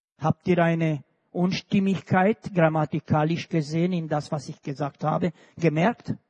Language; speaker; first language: German; non-native, fluent; Romanian